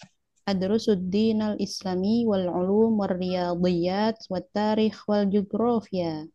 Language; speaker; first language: Arabic; non-native, learner; Indonesian